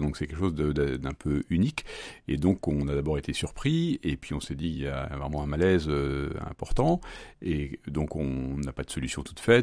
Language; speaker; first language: French; native; French